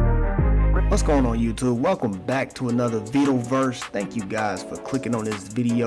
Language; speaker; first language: English; native; English